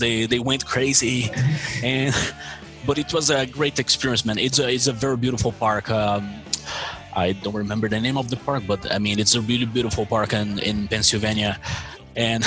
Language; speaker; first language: English; non-native, fluent; Portuguese